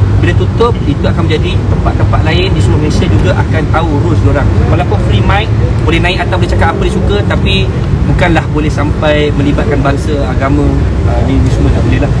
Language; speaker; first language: Malay; native; Malay